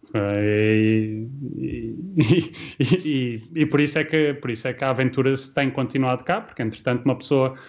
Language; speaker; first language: Portuguese; early bilingual, heritage; Portuguese